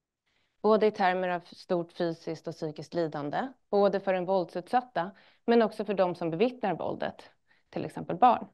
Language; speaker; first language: Swedish; native; Swedish